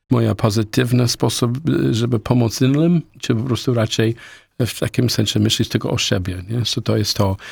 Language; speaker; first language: Polish; non-native, learner; English